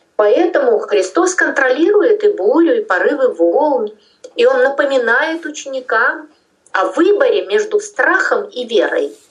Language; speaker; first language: Russian; non-native, local second language; Tajik